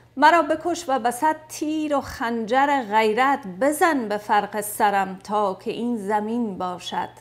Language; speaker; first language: Persian; native; Persian